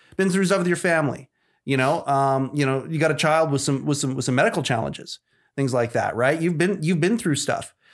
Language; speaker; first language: English; native; English